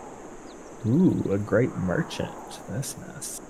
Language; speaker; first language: English; native; English